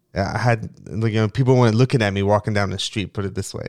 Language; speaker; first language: English; non-native, fluent; Mongolian